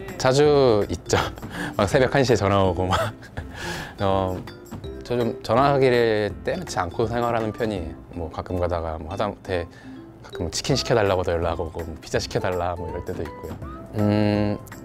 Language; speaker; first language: Korean; early bilingual, heritage; Korean